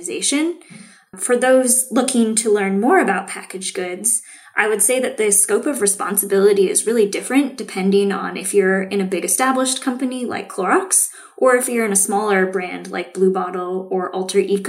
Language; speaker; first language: English; native; English